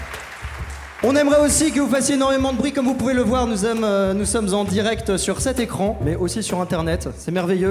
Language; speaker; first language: French; native; French